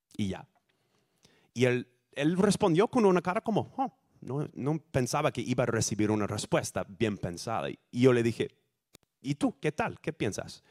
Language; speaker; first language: Spanish; non-native, fluent; English